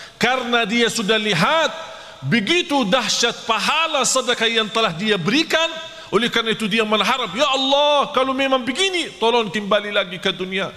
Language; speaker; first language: Malay; non-native, fluent; Arabic